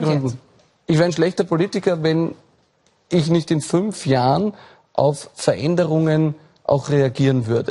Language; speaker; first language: German; native; German